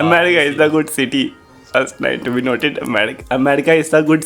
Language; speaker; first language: English; non-native, local second language; Urdu